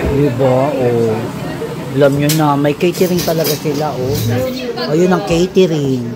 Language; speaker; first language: Filipino; native; Filipino